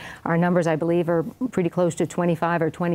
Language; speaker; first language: English; native; English